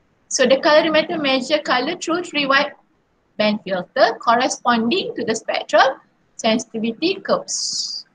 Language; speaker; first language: English; non-native, local second language; Malay